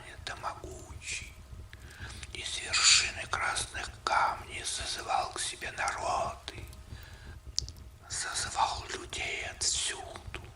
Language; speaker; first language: Russian; native; Russian